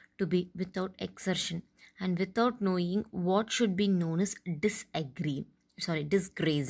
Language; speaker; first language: English; non-native, local second language; Tamil